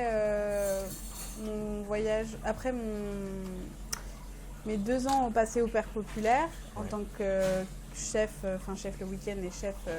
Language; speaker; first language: French; early bilingual, other home language; Persian